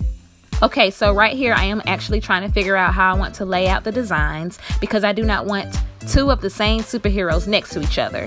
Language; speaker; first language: English; native; English